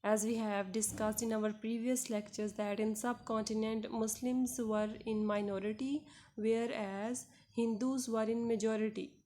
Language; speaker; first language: English; non-native, local second language; Urdu